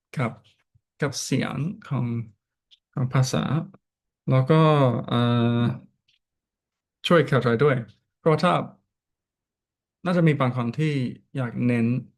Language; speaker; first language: Thai; non-native, learner; English